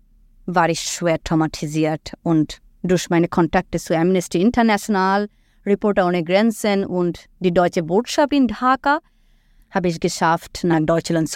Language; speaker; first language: German; non-native, fluent; Bangla